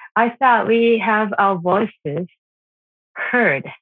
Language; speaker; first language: English; non-native, fluent; Japanese